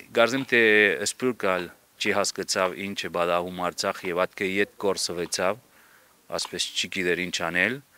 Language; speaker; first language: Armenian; early bilingual, heritage; Armenian